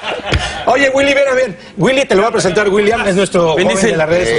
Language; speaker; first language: Spanish; native; Spanish